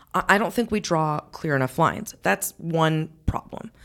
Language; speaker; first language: English; native; English